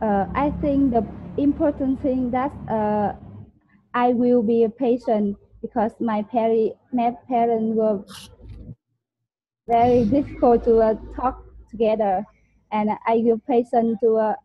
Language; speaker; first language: English; non-native, learner; Vietnamese